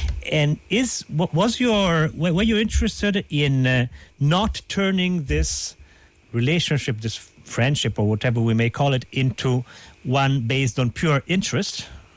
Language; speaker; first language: English; non-native, fluent; Italian